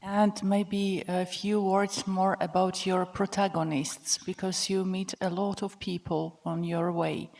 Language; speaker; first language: English; non-native, fluent; Polish